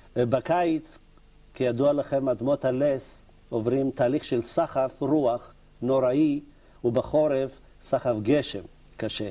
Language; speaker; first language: Hebrew; native; Hebrew